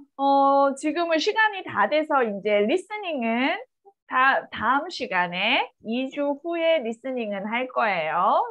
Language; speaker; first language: Korean; native; Korean